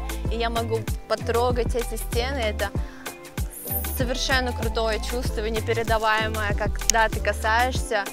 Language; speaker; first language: Russian; native; Russian